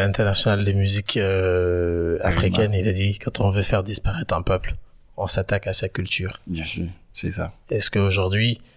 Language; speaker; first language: French; native; French